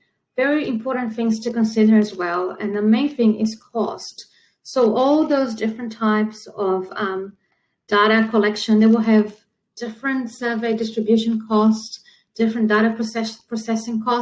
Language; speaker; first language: English; non-native, fluent; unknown